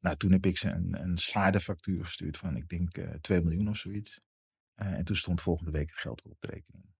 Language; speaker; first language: Dutch; native; Dutch